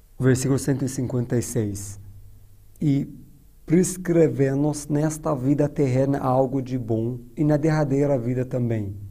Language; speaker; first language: Portuguese; non-native, fluent; Persian